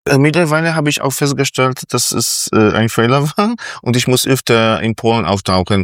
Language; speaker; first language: German; non-native, fluent; Polish